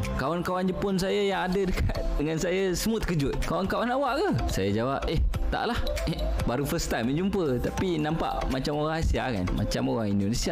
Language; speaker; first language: Malay; native; Malay